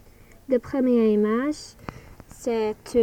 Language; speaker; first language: French; non-native, learner; English